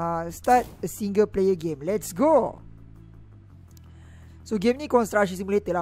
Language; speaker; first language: English; non-native, local second language; Malay